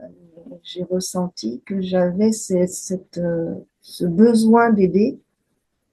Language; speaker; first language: French; native; French